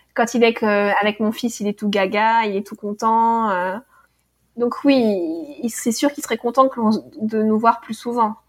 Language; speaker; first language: French; native; French